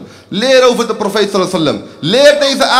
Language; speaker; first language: Dutch; early bilingual, other home language; Urdu